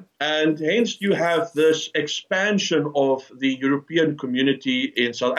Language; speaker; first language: English; non-native, local second language; Afrikaans